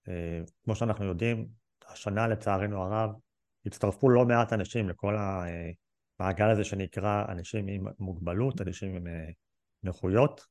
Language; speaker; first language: Hebrew; native; Hebrew